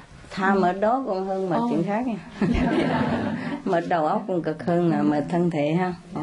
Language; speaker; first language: Vietnamese; native; Vietnamese